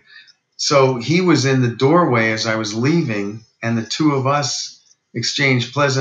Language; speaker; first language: English; native; English